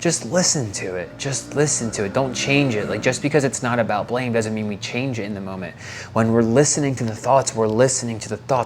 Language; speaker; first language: English; native; English